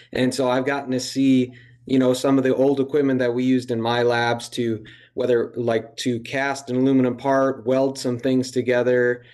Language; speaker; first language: English; native; English